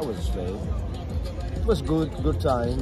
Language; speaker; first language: English; non-native, learner; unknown